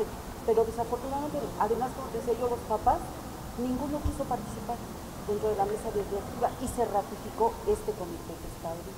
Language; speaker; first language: Spanish; native; Spanish